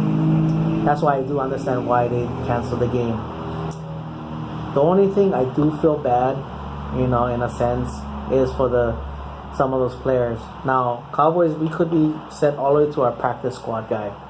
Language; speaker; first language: English; native; English